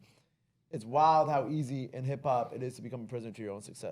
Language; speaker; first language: English; native; English